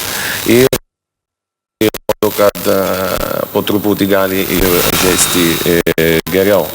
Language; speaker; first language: Lithuanian; non-native, learner; Italian